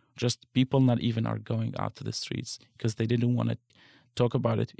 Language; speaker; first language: English; non-native, fluent; Arabic